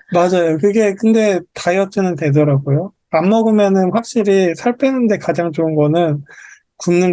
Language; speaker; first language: Korean; native; Korean